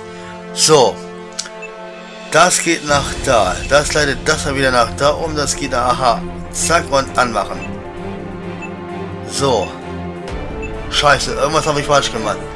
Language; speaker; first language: German; native; German